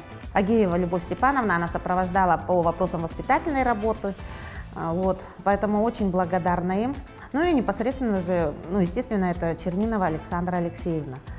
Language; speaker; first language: Russian; native; Russian